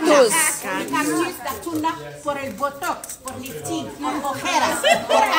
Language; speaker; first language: Spanish; non-native, learner; Arabic